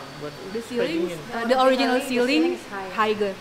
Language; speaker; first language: English; non-native, fluent; Indonesian